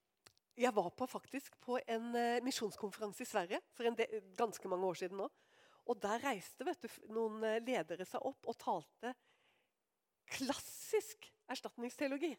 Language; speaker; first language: Norwegian; native; Norwegian